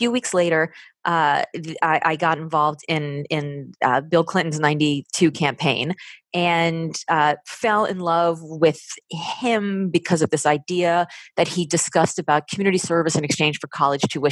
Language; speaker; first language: English; native; English